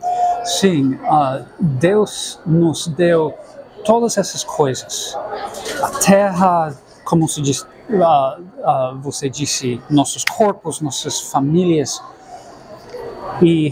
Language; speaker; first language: Portuguese; non-native, fluent; English